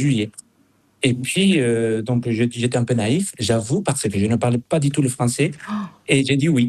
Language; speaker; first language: French; non-native, fluent; Spanish